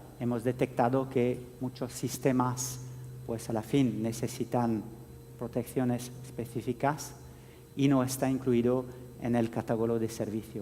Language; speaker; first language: Spanish; non-native, fluent; French